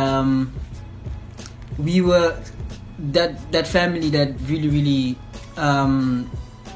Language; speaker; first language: English; non-native, local second language; Zulu